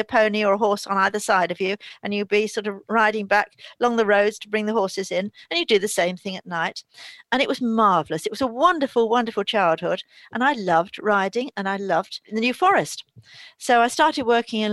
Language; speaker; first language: English; native; English